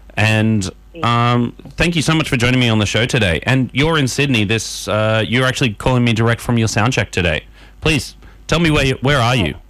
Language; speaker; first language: English; native; English